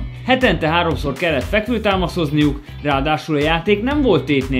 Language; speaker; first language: Hungarian; native; Hungarian